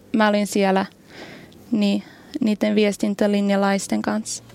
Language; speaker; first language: Finnish; non-native, learner; English